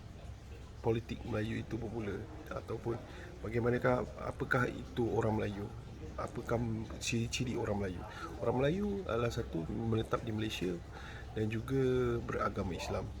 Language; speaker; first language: Malay; native; Malay